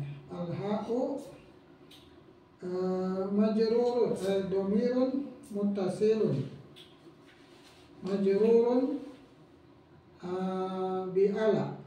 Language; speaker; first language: Arabic; non-native, learner; Indonesian